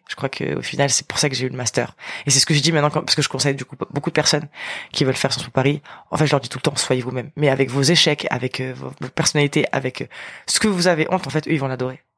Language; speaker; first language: French; native; French